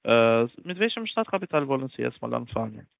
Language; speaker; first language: German; non-native, learner; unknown